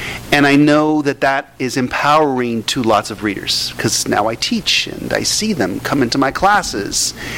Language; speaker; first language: English; early bilingual, other home language; Spanish